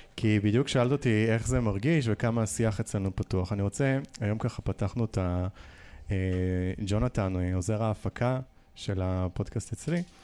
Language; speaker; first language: Hebrew; native; Hebrew